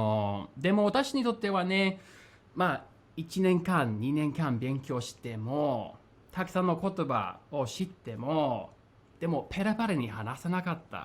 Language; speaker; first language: Japanese; non-native, fluent; English